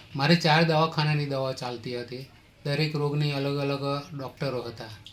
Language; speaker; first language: Gujarati; native; Gujarati